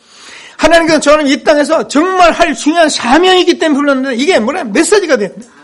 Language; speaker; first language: Korean; native; Korean